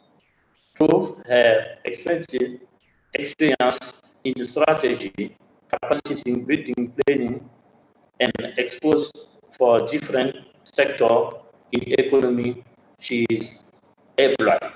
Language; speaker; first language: English; non-native, learner; French